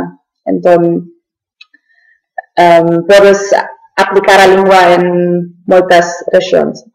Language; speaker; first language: Galician; non-native, learner; German